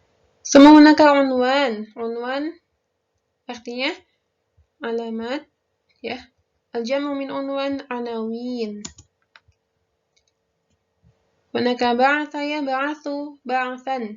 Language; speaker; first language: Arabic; non-native, fluent; Indonesian